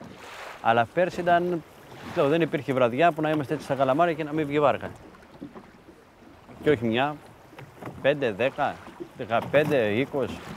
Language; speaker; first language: Greek; native; Greek